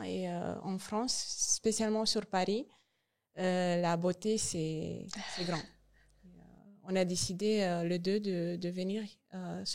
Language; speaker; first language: French; non-native, learner; Romanian